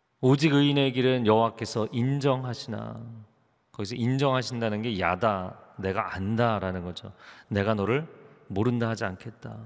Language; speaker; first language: Korean; native; Korean